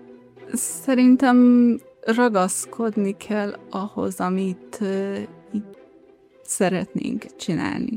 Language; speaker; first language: Hungarian; early bilingual, heritage; Hungarian